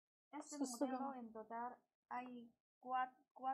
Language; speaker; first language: Spanish; non-native, learner; Chinese